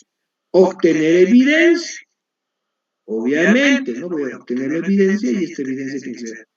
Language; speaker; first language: Spanish; native; Spanish